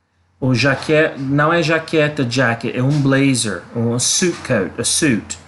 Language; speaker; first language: Portuguese; non-native, learner; English